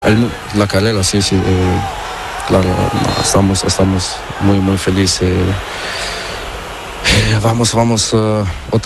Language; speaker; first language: Spanish; non-native, learner; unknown